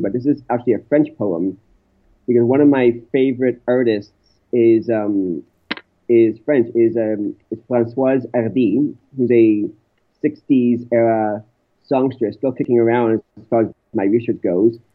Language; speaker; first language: English; native; English